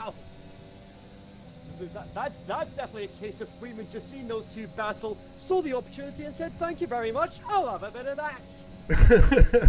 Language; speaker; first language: English; native; English